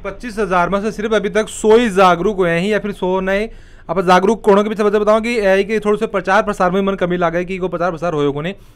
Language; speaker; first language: Hindi; native; Hindi